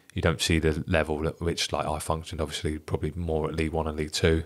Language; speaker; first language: English; native; English